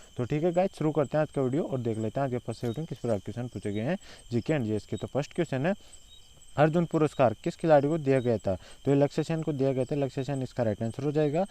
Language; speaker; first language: Hindi; native; Hindi